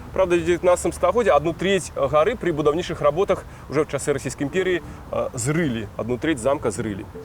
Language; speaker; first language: Belarusian; non-native, local second language; Russian